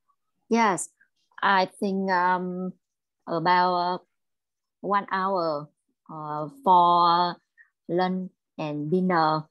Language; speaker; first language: English; non-native, learner; Vietnamese